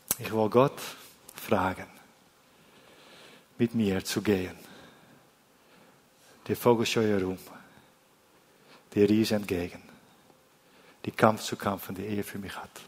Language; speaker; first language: German; non-native, learner; Dutch